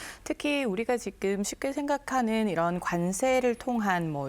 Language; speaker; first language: Korean; native; Korean